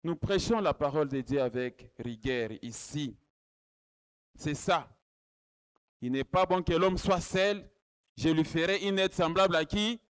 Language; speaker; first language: French; non-native, local second language; Swahili